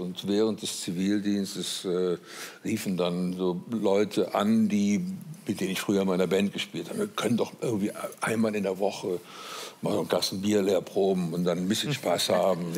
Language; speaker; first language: German; native; German